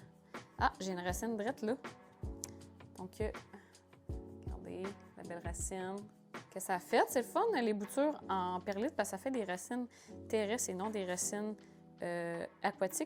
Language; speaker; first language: French; native; French